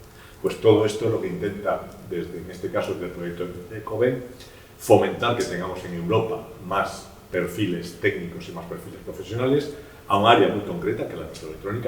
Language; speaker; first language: Spanish; native; Spanish